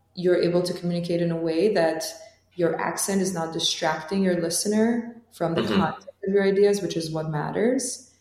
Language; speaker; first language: English; non-native, fluent; Albanian